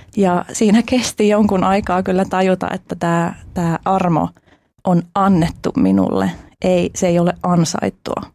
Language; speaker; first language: Finnish; early bilingual, other home language; Albanian